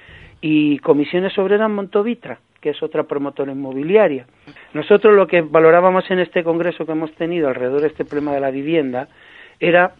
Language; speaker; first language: Spanish; native; Spanish